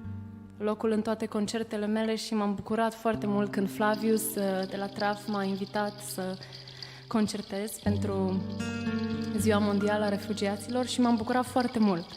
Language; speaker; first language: Romanian; native; Romanian